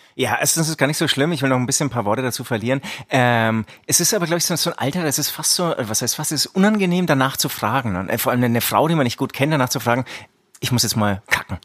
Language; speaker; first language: German; early bilingual, other home language; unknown